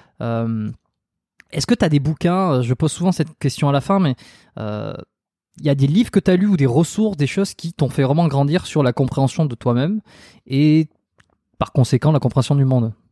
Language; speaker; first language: French; native; French